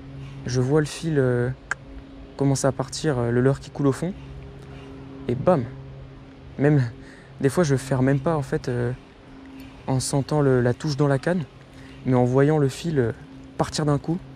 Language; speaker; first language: French; native; French